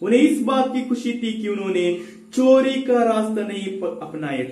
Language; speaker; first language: Hindi; non-native, local second language; Kannada